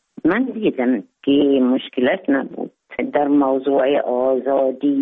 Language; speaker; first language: Persian; non-native, learner; Arabic